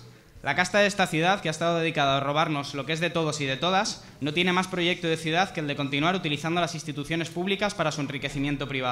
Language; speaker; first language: Spanish; native; Spanish